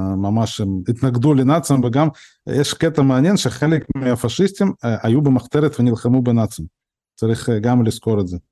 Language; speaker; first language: Hebrew; early bilingual, other home language; Russian